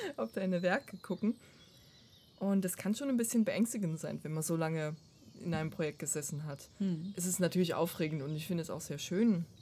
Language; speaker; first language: German; non-native, fluent; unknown